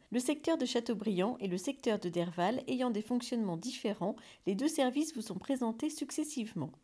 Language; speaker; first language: French; native; French